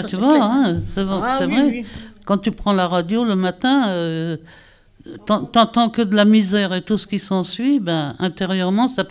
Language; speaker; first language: French; native; French